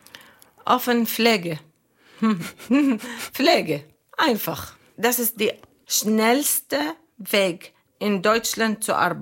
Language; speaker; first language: German; non-native, fluent; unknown